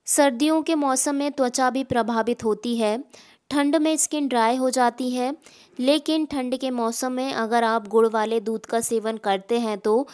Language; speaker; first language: Hindi; native; Hindi